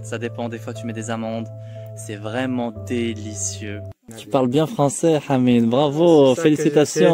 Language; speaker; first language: French; native; French